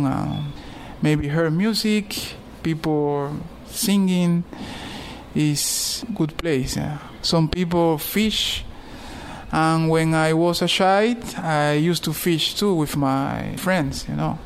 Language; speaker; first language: English; non-native, learner; Spanish